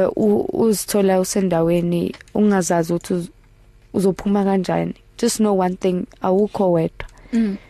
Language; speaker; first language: Zulu; non-native, local second language; Afrikaans